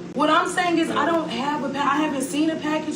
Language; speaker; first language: English; native; English